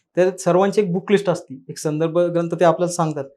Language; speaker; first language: Marathi; native; Marathi